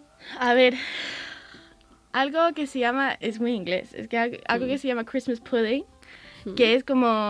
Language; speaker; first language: Spanish; early bilingual, heritage; English